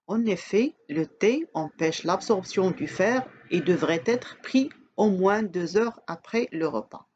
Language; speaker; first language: French; non-native, local second language; Arabic